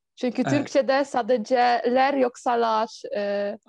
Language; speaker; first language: Turkish; non-native, fluent; Polish